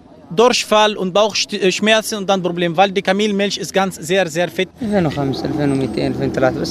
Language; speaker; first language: German; non-native, learner; Arabic